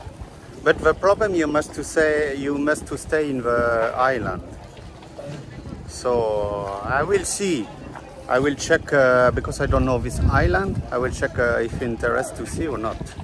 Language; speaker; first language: English; non-native, learner; French